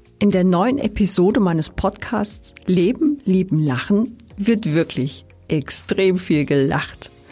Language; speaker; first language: German; native; German